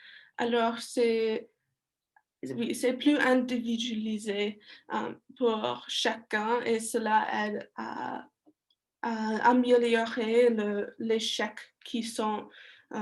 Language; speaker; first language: French; non-native, learner; English